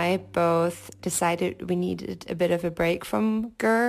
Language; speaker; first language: English; non-native, fluent; German